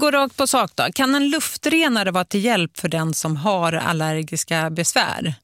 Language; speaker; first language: Swedish; native; Swedish